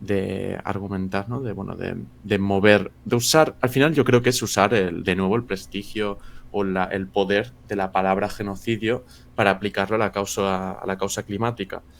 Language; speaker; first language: Spanish; native; Spanish